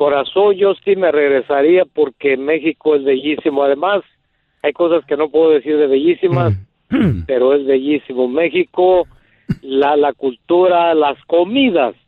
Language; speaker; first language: Spanish; native; Spanish